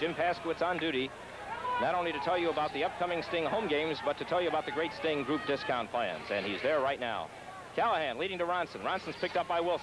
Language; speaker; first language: English; native; English